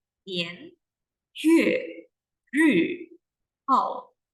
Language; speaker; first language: Chinese; non-native, fluent; Indonesian